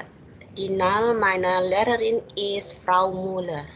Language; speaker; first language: German; non-native, learner; Indonesian